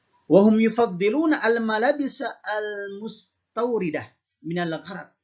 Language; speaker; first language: Arabic; non-native, fluent; Indonesian